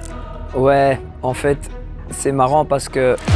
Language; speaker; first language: French; non-native, local second language; Dutch